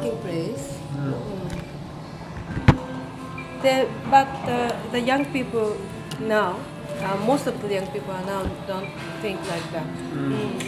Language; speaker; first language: English; non-native, fluent; Japanese